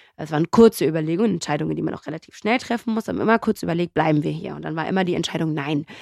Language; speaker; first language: German; native; German